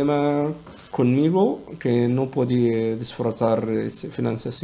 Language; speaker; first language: Spanish; non-native, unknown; Arabic